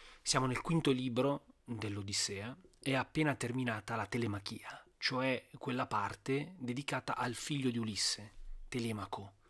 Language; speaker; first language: Italian; native; Italian